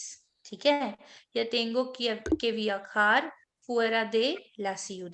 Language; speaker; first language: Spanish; non-native, fluent; Hindi